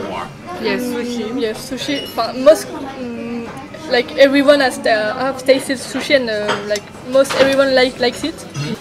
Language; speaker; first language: English; non-native, learner; French